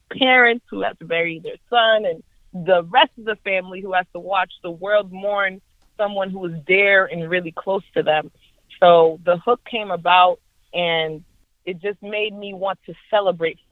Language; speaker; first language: English; native; English